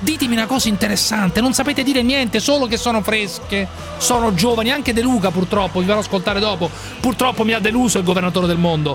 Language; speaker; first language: Italian; native; Italian